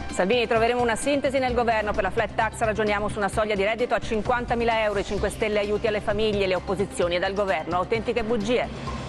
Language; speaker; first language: Italian; native; Italian